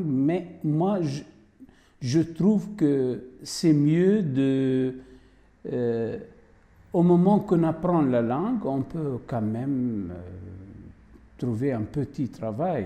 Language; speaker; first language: French; non-native, fluent; Arabic